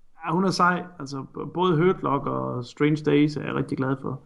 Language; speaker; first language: Danish; native; Danish